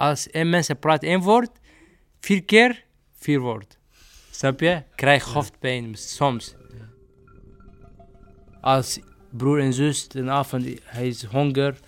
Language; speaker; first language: Dutch; non-native, learner; Arabic